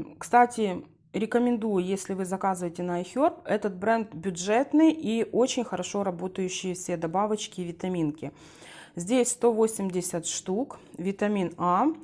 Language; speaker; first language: Russian; non-native, local second language; Ukrainian